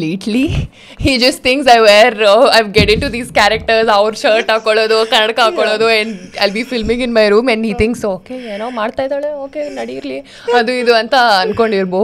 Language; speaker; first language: English; non-native, local second language; Kannada